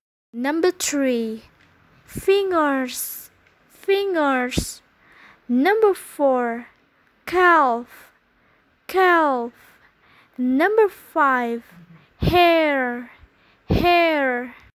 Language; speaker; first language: English; non-native, fluent; Indonesian